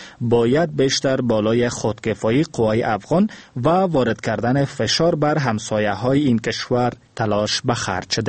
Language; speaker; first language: Persian; native; Persian